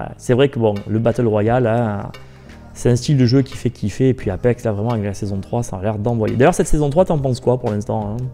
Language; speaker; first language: French; native; French